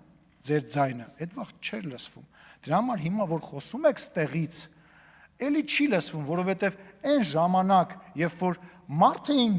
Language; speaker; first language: Armenian; native; Armenian